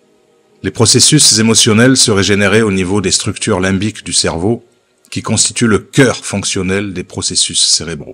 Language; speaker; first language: French; native; French